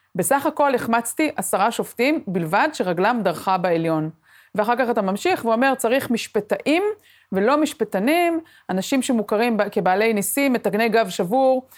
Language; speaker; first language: Hebrew; native; Hebrew